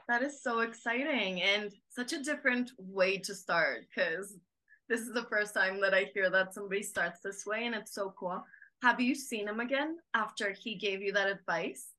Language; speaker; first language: English; non-native, fluent; Spanish